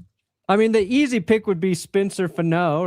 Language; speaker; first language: English; native; English